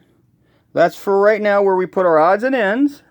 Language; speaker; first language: English; native; English